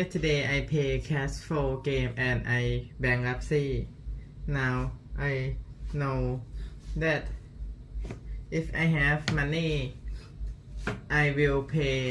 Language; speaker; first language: English; non-native, learner; Thai